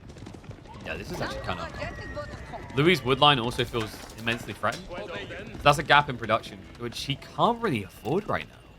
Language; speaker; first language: English; native; English